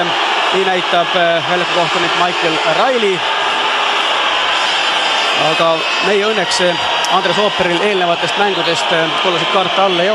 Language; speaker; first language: Estonian; native; Estonian